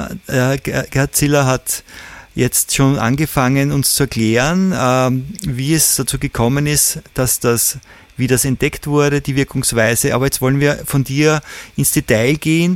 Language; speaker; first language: German; native; German